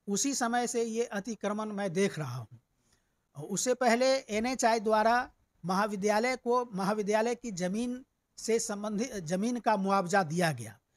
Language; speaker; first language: Hindi; native; Hindi